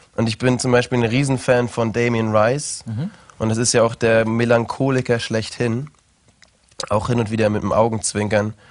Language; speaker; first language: German; native; German